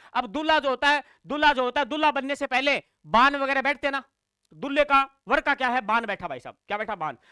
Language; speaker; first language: Hindi; native; Hindi